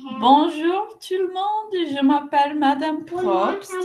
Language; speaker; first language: French; non-native, fluent; English